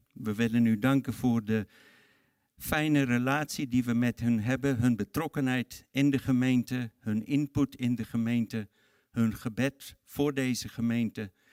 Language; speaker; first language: Dutch; native; Dutch